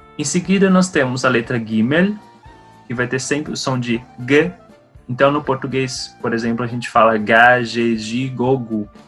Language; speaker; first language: Portuguese; native; Portuguese